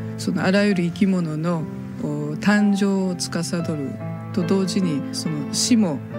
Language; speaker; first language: Japanese; native; Japanese